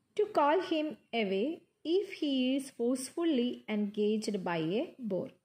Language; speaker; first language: English; non-native, local second language; Malayalam